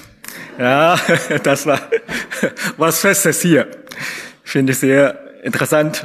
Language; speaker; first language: German; non-native, fluent; Chinese